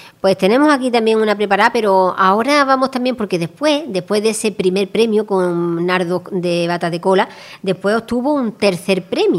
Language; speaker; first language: Spanish; native; Spanish